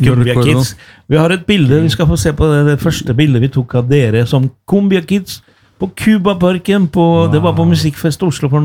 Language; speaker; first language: Norwegian; non-native, fluent; Spanish